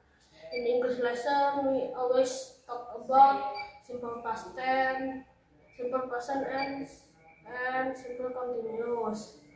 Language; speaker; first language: English; non-native, learner; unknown